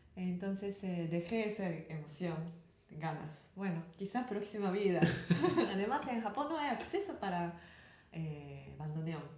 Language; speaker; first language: Spanish; non-native, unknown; Japanese